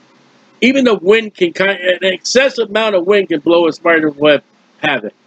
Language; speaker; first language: English; native; English